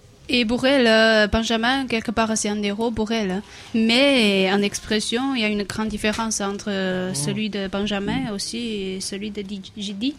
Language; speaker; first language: French; non-native, learner; Chinese